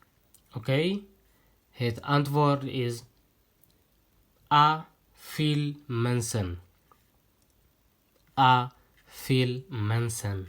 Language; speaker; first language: Dutch; non-native, learner; Tigrinya